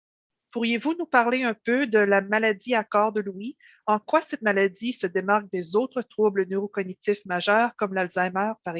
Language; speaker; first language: French; native; French